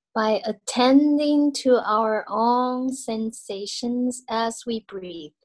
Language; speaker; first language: English; non-native, fluent; Chinese